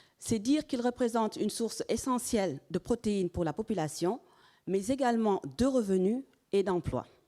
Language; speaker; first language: French; non-native, local second language; Wolof